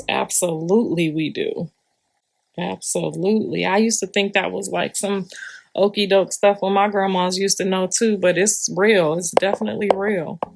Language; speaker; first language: English; native; English